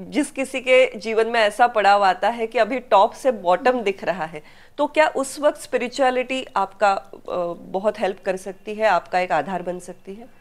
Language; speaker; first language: Hindi; non-native, local second language; Marathi